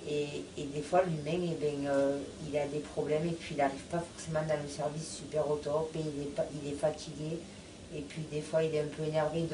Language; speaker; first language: French; native; French